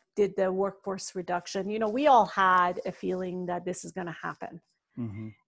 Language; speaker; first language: English; non-native, fluent; Persian